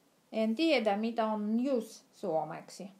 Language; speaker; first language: Finnish; non-native, fluent; Russian